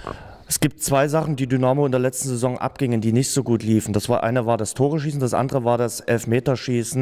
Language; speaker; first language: German; native; German